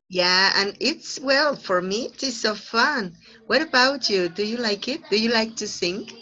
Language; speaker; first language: English; non-native, fluent; Spanish